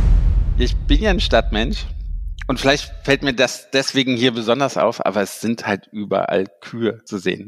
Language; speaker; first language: German; native; German